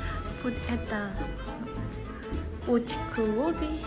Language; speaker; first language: Russian; non-native, learner; Korean